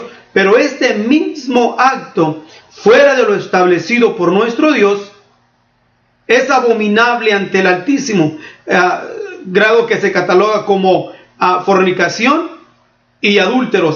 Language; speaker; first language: Spanish; native; Spanish